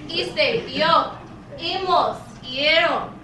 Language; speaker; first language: Spanish; non-native, fluent; English